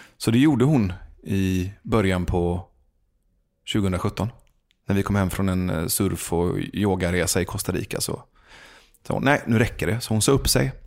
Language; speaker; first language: Swedish; early bilingual, other home language; Persian